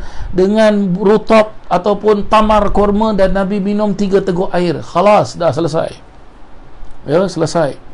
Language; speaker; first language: Malay; native; Malay